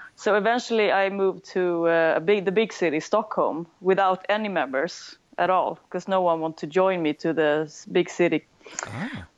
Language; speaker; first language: English; non-native, fluent; Swedish